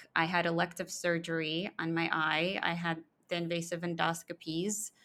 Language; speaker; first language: English; early bilingual, other home language; Russian